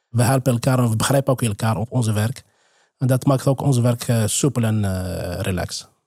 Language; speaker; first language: Dutch; non-native, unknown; Arabic